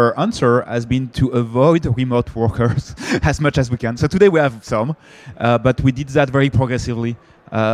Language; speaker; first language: English; non-native, fluent; French